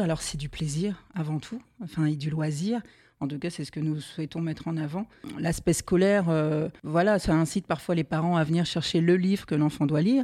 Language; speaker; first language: French; native; French